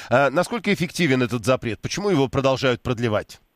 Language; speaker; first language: Russian; native; Russian